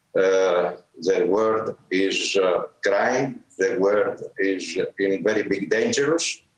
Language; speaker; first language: English; non-native, learner; Greek